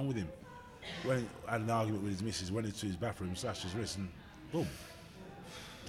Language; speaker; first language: English; native; English